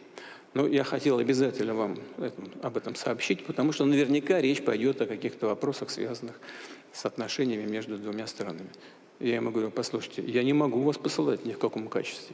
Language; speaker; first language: Russian; native; Russian